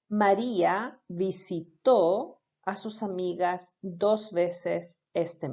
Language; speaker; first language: Spanish; non-native, fluent; English